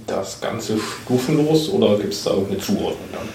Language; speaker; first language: German; native; German